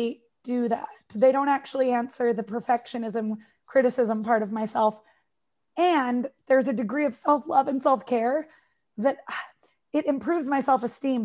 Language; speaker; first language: English; native; English